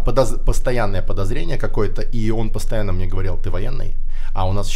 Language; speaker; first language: Russian; native; Russian